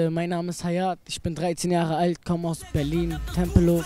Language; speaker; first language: German; native; German